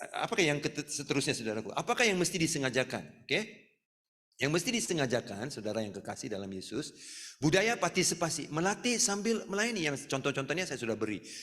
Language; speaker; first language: Malay; non-native, local second language; Tamil